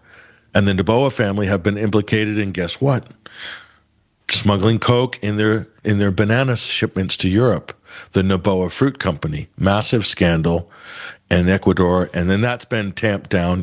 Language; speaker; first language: English; native; English